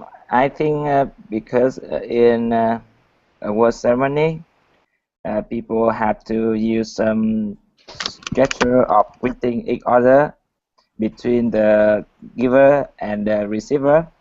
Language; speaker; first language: English; non-native, learner; Vietnamese